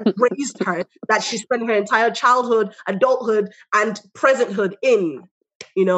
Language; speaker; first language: English; native; English